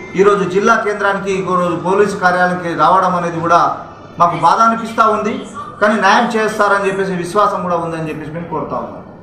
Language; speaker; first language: Telugu; non-native, local second language; Lambadi